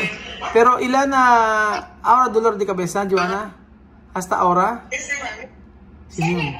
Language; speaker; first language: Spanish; non-native, learner; Filipino